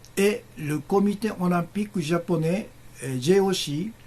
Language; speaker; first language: French; non-native, learner; Japanese